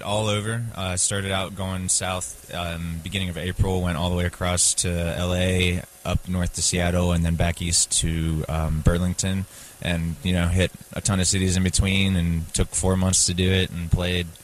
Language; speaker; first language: English; native; English